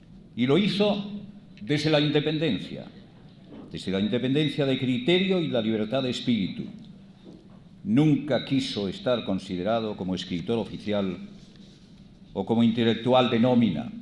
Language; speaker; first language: Spanish; native; Spanish